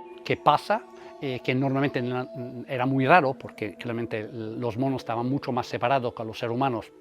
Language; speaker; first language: Spanish; non-native, fluent; Italian